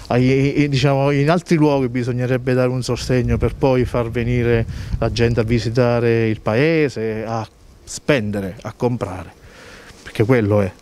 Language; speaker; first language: Italian; native; Italian